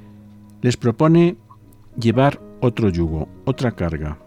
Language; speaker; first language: Spanish; native; Spanish